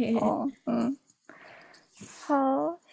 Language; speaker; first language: Chinese; non-native, learner; English